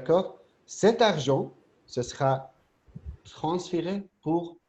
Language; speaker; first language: French; non-native, fluent; Arabic